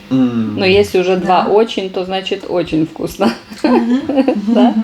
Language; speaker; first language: Russian; native; Russian